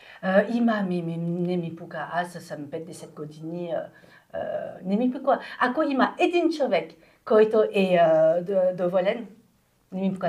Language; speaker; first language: Bulgarian; non-native, learner; French